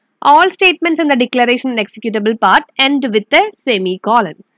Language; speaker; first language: English; non-native, local second language; Malayalam